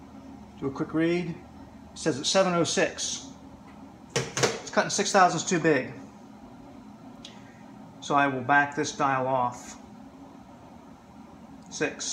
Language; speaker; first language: English; native; English